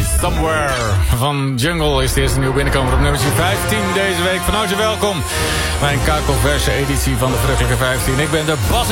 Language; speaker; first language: Dutch; native; Dutch